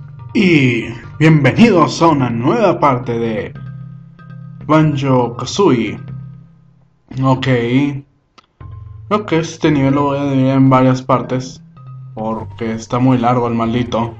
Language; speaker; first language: Spanish; native; Spanish